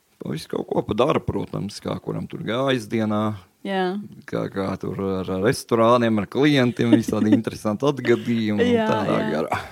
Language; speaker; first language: Latvian; native; Latvian